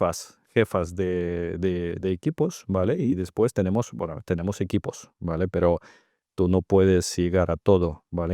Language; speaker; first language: Spanish; non-native, fluent; Russian